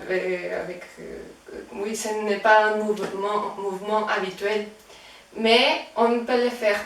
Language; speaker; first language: French; non-native, fluent; Spanish